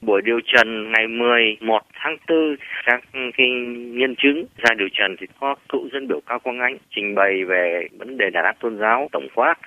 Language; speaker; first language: Vietnamese; native; Vietnamese